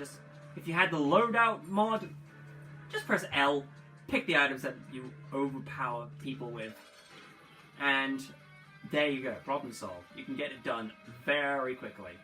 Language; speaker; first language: English; native; English